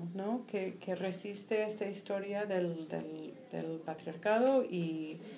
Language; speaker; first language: Spanish; non-native, fluent; English